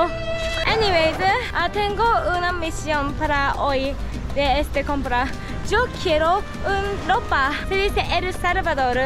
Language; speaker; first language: Spanish; non-native, learner; Japanese